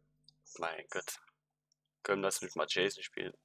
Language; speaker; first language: German; native; German